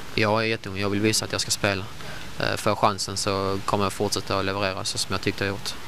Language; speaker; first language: Swedish; native; Swedish